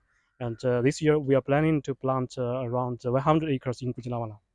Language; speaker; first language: English; non-native, fluent; Chinese